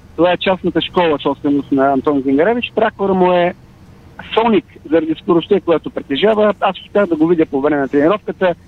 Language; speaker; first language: Bulgarian; native; Bulgarian